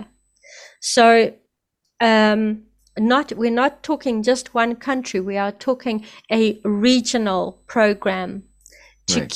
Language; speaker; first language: English; native; English